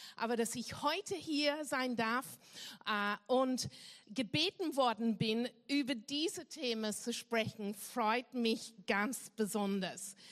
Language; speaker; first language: German; non-native, fluent; English